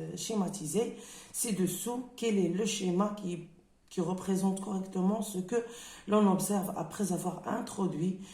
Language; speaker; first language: French; non-native, local second language; Arabic